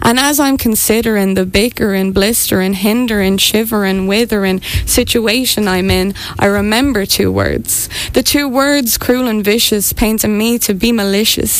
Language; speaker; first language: English; native; English